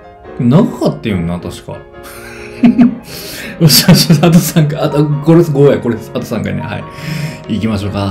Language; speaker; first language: Japanese; native; Japanese